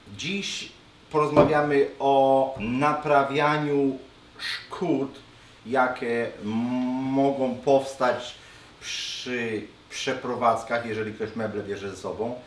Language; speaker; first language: Polish; native; Polish